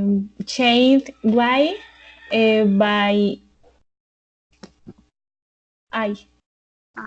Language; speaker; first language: English; non-native, learner; Spanish